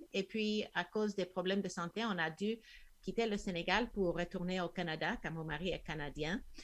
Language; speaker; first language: French; non-native, fluent; Spanish